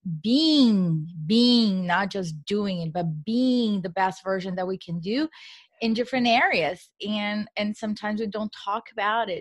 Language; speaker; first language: English; non-native, fluent; Portuguese